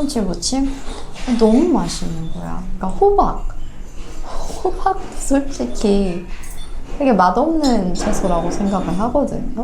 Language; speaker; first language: Korean; non-native, fluent; Persian